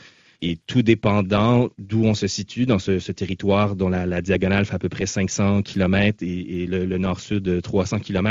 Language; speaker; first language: French; native; French